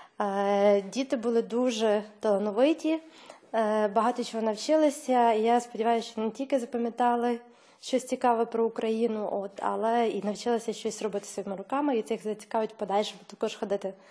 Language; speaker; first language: Ukrainian; native; Ukrainian